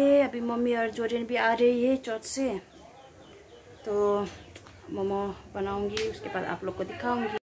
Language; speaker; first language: Hindi; non-native, local second language; Nepali